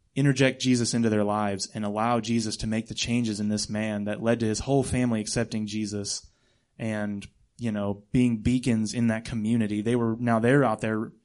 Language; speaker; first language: English; native; English